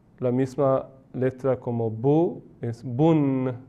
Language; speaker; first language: Spanish; non-native, fluent; Persian